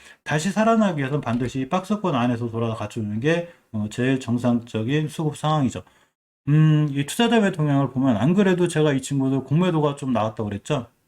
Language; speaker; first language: Korean; native; Korean